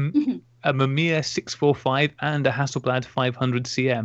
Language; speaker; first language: English; native; English